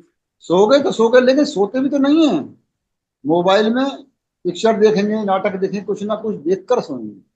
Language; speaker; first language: Hindi; native; Hindi